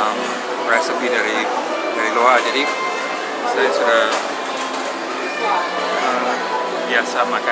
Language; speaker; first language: Indonesian; non-native, fluent; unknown